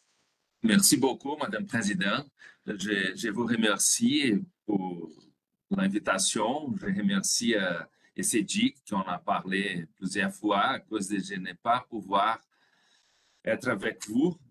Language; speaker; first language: French; non-native, fluent; Portuguese